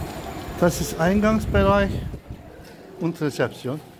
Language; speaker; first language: German; non-native, learner; Turkish